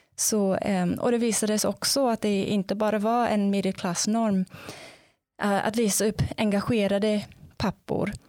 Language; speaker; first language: Swedish; non-native, fluent; English